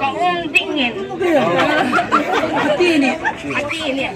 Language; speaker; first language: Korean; early bilingual, other home language; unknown